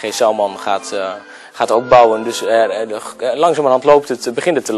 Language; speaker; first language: Dutch; native; Dutch